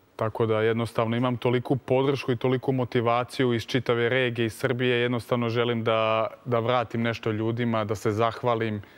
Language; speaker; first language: Serbian; early bilingual, heritage; Serbian